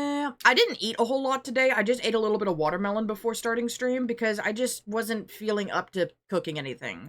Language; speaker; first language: English; native; English